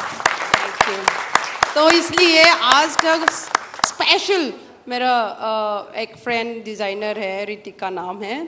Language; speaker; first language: Hindi; non-native, local second language; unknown